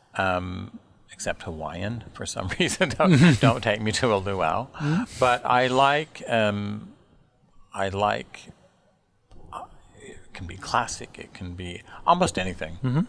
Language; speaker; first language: English; native; English